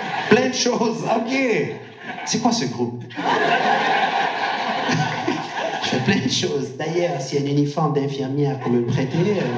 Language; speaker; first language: French; non-native, local second language; Punjabi